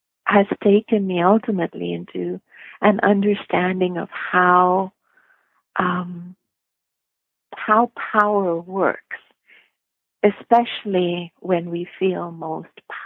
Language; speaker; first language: English; non-native, local second language; Gujarati